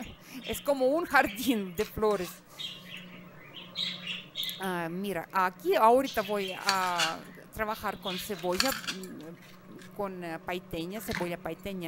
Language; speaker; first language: Spanish; non-native, fluent; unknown